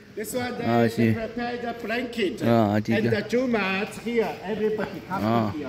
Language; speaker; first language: English; non-native, learner; Chinese